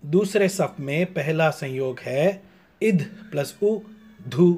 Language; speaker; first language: Hindi; non-native, local second language; Tamil